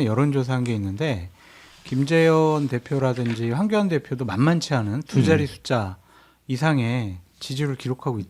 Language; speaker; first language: Korean; native; Korean